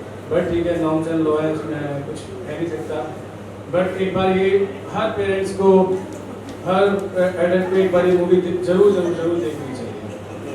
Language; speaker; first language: Hindi; native; Hindi